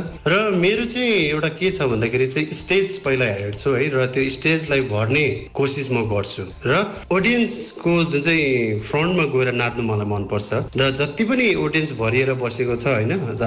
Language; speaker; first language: Nepali; native; Nepali